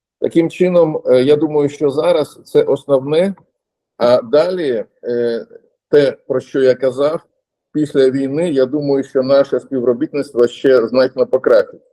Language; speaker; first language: Ukrainian; non-native, local second language; Russian